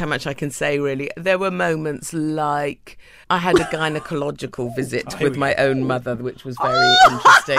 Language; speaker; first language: English; native; English